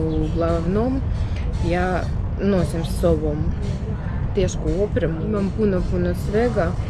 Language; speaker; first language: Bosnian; non-native, learner; Ukrainian